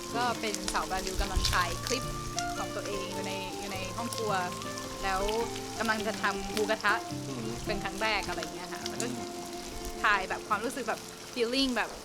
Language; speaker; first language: Thai; non-native, fluent; Portuguese